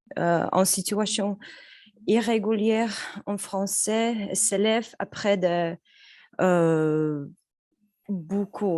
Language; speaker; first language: French; non-native, learner; Polish